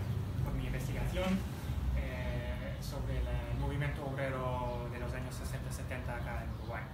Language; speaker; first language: Spanish; early bilingual, heritage; Spanish